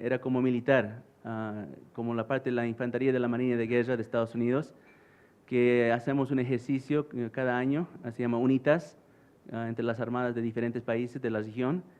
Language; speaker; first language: Spanish; early bilingual, heritage; English